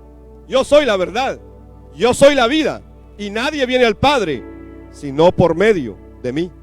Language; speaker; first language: Spanish; native; Spanish